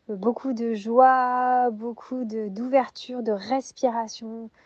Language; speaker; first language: French; native; French